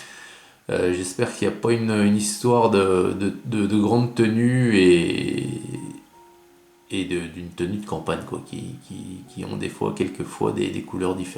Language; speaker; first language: French; native; French